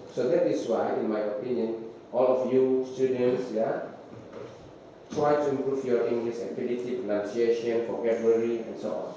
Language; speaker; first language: English; non-native, fluent; Indonesian